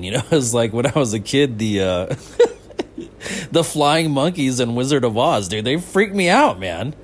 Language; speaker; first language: English; native; English